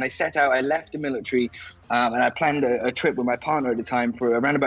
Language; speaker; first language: English; native; English